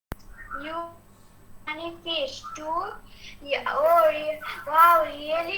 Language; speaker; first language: English; non-native, learner; Bangla